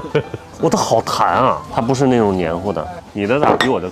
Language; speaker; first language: Chinese; native; Chinese